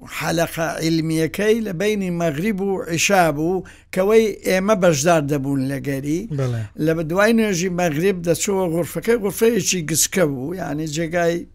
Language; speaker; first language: Central Kurdish; native; Central Kurdish